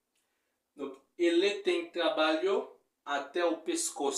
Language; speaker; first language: Portuguese; non-native, fluent; Haitian Creole